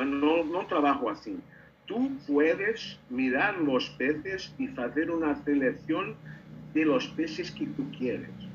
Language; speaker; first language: Spanish; non-native, learner; Portuguese